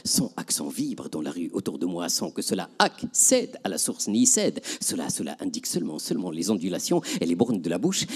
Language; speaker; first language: French; non-native, local second language; Arabic